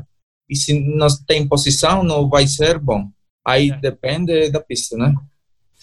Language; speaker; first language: Portuguese; non-native, learner; Spanish